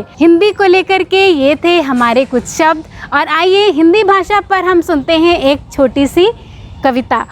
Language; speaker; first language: Hindi; native; Hindi